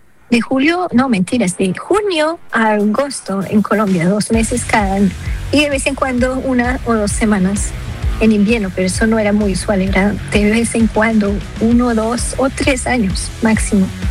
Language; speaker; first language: Spanish; early bilingual, heritage; Spanish